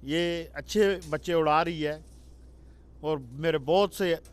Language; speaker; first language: Urdu; non-native, local second language; Punjabi